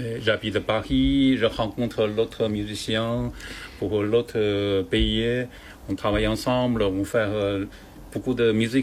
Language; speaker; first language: French; non-native, learner; Chinese